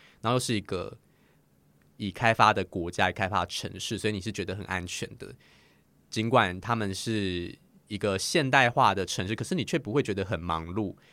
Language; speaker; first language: Chinese; native; Chinese